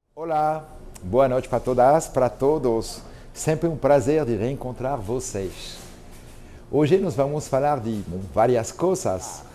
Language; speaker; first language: Portuguese; non-native, fluent; French